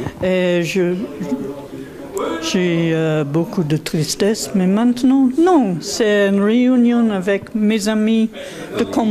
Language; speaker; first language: French; non-native, learner; English